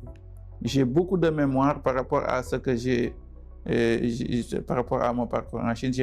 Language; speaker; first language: French; non-native, local second language; Wolof